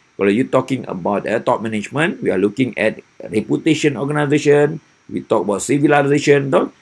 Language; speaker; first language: English; non-native, local second language; Malay